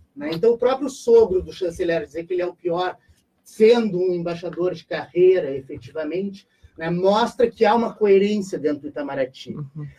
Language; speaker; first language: Portuguese; native; Portuguese